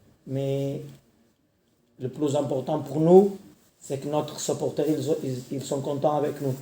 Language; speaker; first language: French; non-native, learner; Portuguese